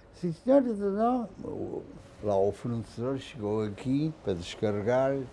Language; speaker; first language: Portuguese; native; Portuguese